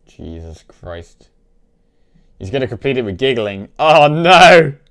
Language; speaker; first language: English; native; English